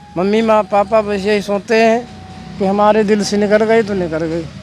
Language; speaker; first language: Hindi; native; Hindi